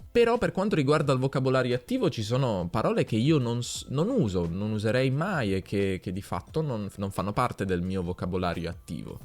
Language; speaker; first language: Italian; native; Italian